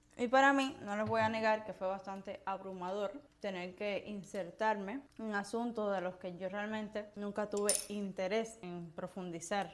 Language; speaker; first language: Spanish; native; Spanish